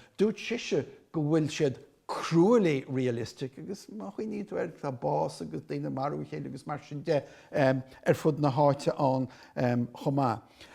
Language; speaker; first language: Irish; native; Irish